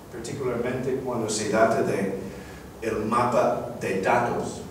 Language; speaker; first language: Spanish; non-native, fluent; English